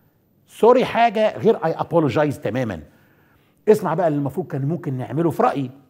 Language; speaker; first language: Arabic; native; Arabic